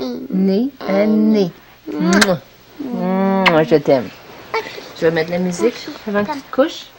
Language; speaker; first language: French; native; French